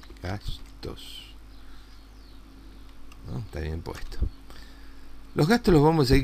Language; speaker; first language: Spanish; native; Spanish